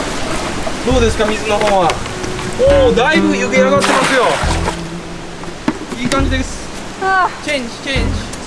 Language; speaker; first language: Japanese; native; Japanese